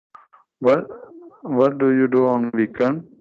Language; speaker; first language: English; non-native, learner; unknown